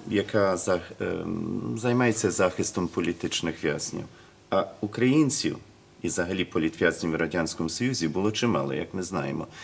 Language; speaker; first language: Ukrainian; early bilingual, heritage; Ukrainian